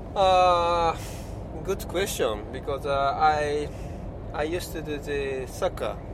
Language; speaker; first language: English; non-native, learner; Japanese